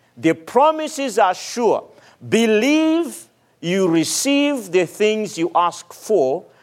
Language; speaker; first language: English; non-native, fluent; Malagasy